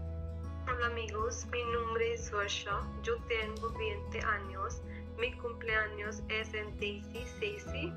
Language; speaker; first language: Spanish; non-native, learner; Hindi